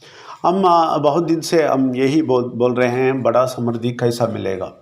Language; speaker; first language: Hindi; non-native, local second language; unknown